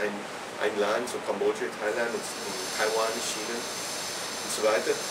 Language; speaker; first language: German; non-native, fluent; English